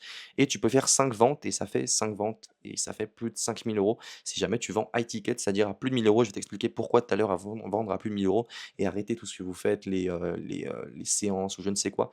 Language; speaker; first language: French; native; French